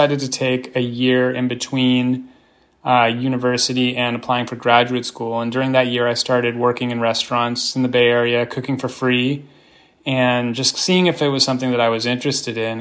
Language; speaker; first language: English; native; English